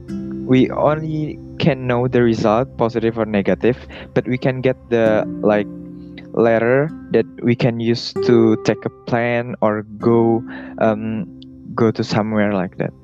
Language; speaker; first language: English; non-native, learner; Indonesian